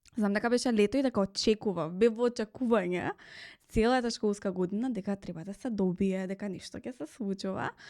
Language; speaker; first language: Macedonian; native; Macedonian